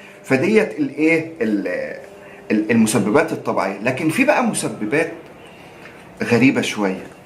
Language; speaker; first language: Arabic; native; Arabic